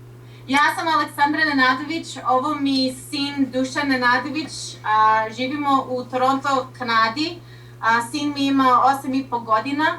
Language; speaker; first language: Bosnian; early bilingual, heritage; Serbian